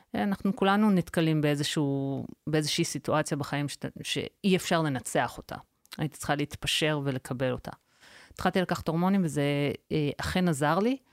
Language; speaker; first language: Hebrew; early bilingual, other home language; English